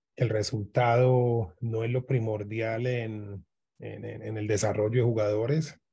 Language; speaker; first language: Spanish; native; Spanish